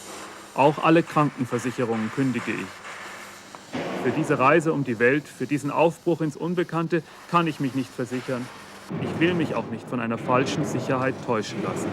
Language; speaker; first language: German; native; German